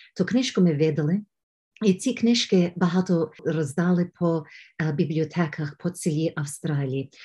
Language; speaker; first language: Ukrainian; early bilingual, heritage; Ukrainian